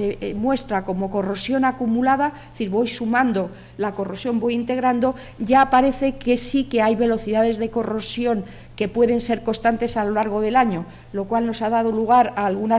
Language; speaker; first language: Spanish; native; Spanish